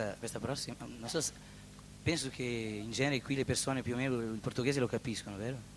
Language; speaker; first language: Italian; non-native, learner; Portuguese